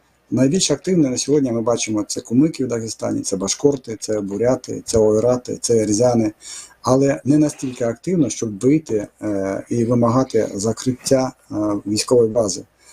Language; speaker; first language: Ukrainian; non-native, fluent; Russian